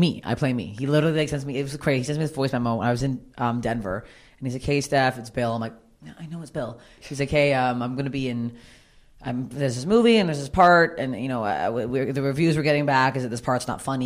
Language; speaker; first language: English; native; English